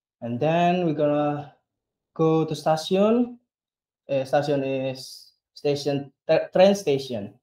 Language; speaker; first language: English; non-native, learner; Indonesian